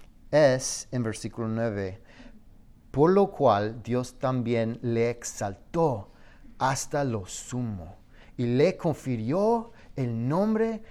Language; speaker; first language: Spanish; non-native, fluent; English